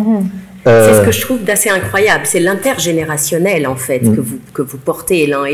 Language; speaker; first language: French; native; French